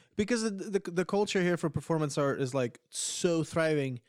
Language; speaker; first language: English; early bilingual, other home language; Ukrainian